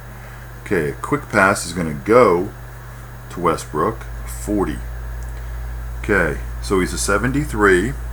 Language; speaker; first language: English; native; English